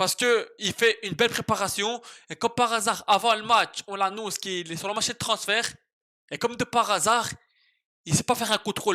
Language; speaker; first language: French; native; French